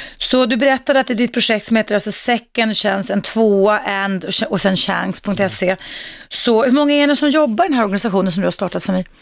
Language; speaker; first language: Swedish; native; Swedish